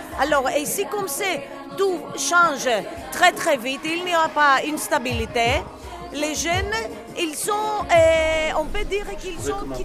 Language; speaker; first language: French; non-native, learner; Greek